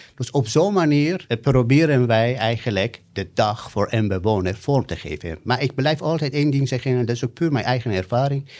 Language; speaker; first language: Dutch; non-native, fluent; Persian